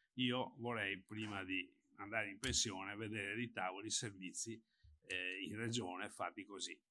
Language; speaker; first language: Italian; native; Italian